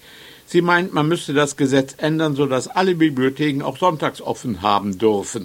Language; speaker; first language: German; native; German